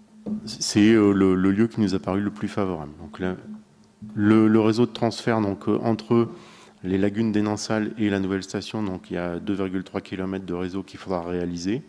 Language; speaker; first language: French; native; French